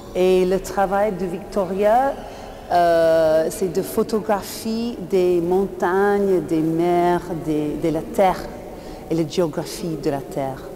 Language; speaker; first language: French; non-native, fluent; English